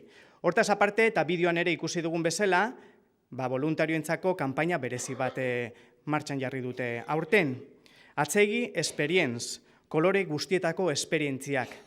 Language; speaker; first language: Basque; native; Basque